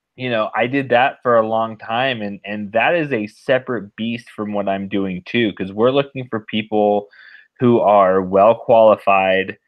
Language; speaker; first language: English; native; English